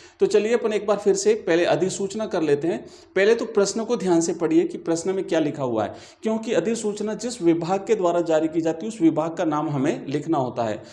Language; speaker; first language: Hindi; native; Hindi